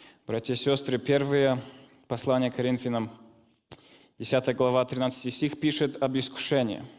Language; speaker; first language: Russian; early bilingual, heritage; Russian